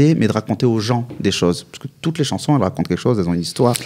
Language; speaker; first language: French; native; French